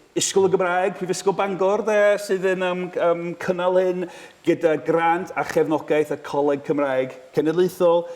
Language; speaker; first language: Welsh; non-native, fluent; English